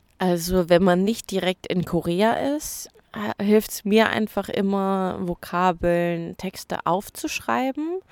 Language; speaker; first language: German; native; German